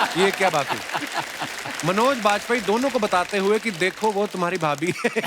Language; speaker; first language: Hindi; non-native, local second language; Punjabi